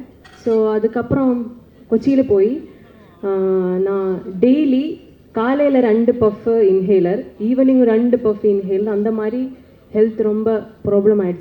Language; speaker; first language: Tamil; non-native, learner; Malayalam